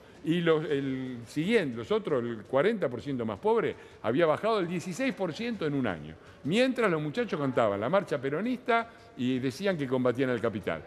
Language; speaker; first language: Spanish; native; Spanish